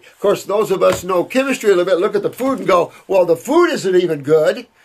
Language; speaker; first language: English; native; English